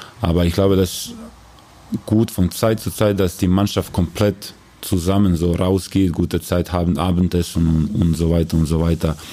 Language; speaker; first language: German; non-native, learner; Croatian